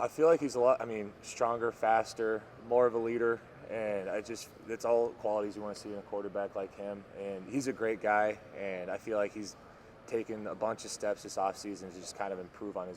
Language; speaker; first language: English; native; English